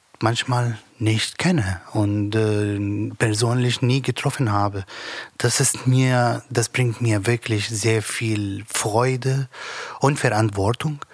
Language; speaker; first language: German; non-native, learner; Arabic